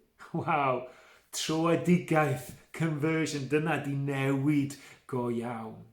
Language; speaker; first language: Welsh; native; Welsh